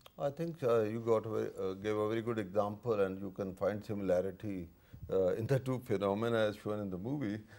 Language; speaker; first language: English; non-native, local second language; Urdu